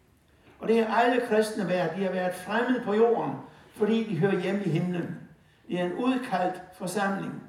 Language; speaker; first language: Danish; native; Danish